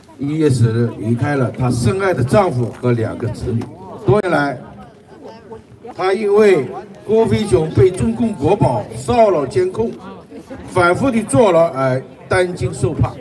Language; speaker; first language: Chinese; native; Chinese